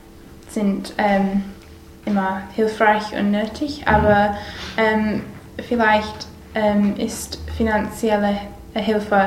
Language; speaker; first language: German; non-native, learner; English